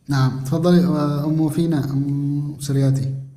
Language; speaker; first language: Arabic; non-native, fluent; Indonesian